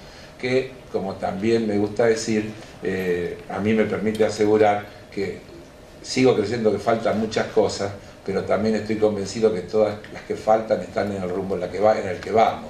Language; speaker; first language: Spanish; native; Spanish